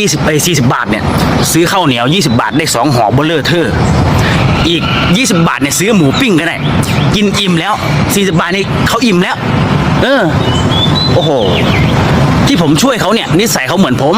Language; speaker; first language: Thai; native; Thai